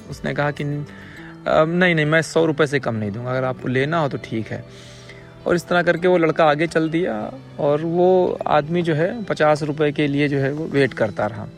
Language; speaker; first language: Hindi; native; Hindi